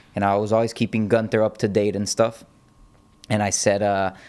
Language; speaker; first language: English; native; English